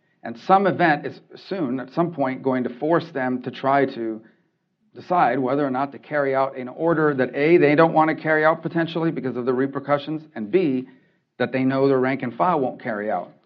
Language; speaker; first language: English; early bilingual, other home language; Spanish